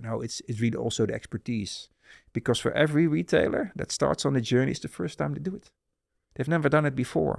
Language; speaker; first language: English; non-native, fluent; Dutch